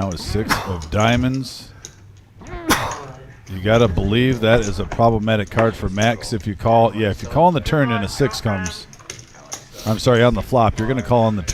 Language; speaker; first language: English; native; English